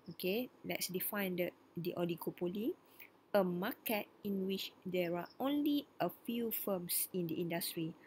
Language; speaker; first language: English; non-native, local second language; Malay